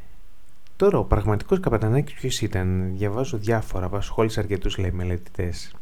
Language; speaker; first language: Greek; native; Greek